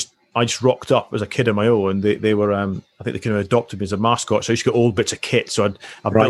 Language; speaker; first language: English; native; English